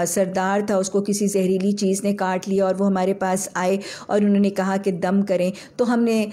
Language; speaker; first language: Urdu; native; Urdu